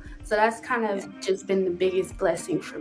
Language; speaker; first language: English; native; English